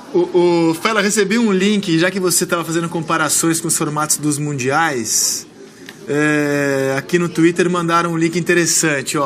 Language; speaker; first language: Portuguese; native; Portuguese